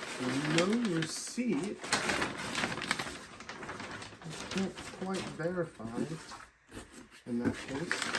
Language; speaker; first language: English; native; English